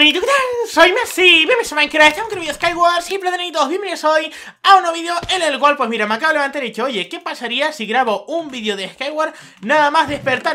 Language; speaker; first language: Spanish; native; Spanish